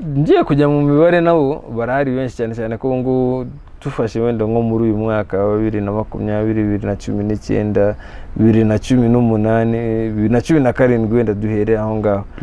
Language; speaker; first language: Kinyarwanda; early bilingual, heritage; Kinyarwanda